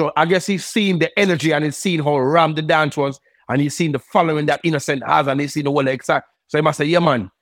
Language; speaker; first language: English; native; English